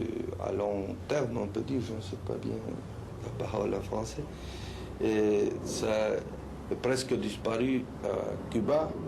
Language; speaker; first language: French; non-native, fluent; Spanish